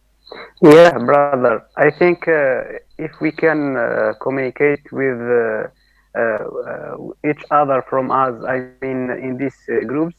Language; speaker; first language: English; non-native, learner; Arabic